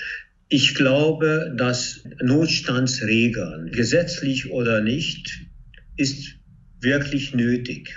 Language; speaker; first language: German; non-native, fluent; Hungarian